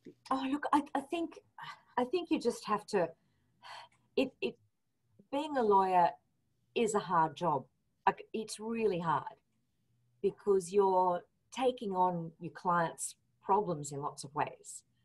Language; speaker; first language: English; native; English